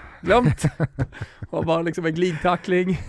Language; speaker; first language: Swedish; native; Swedish